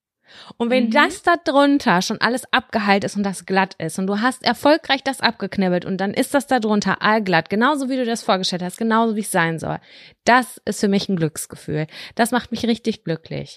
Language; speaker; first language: German; native; German